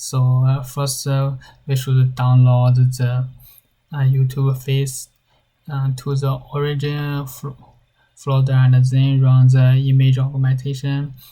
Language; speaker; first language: English; non-native, learner; Chinese